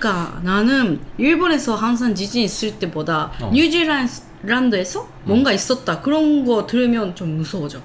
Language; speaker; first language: Korean; non-native, learner; Japanese